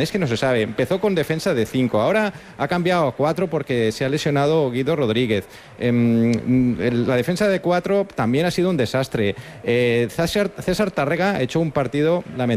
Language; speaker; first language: Spanish; native; Spanish